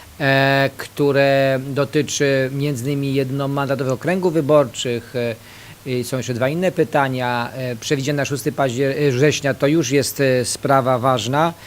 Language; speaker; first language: Polish; native; Polish